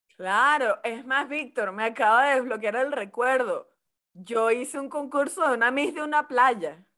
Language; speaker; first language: Spanish; native; Spanish